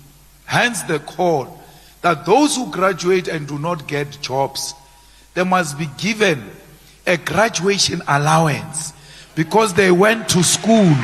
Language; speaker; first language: English; non-native, local second language; Northern Sotho